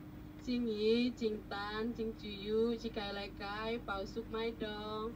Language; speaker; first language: Cantonese; non-native, learner; Indonesian